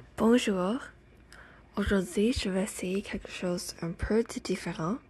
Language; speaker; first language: French; non-native, learner; English